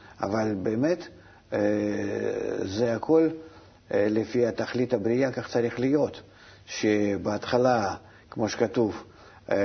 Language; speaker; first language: Hebrew; non-native, fluent; Russian